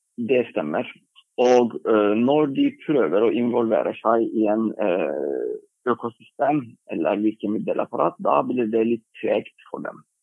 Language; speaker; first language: Norwegian; non-native, fluent; Turkish